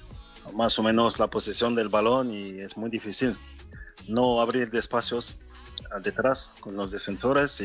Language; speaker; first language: Spanish; non-native, fluent; French